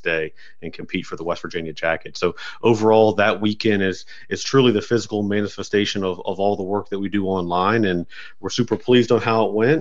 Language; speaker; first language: English; native; English